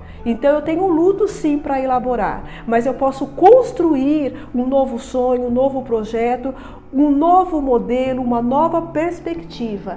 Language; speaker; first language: Portuguese; native; Portuguese